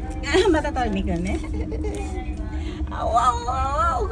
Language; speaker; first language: Japanese; non-native, fluent; Filipino